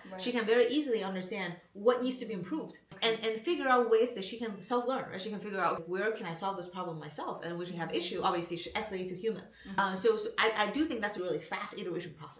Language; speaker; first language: English; non-native, fluent; Chinese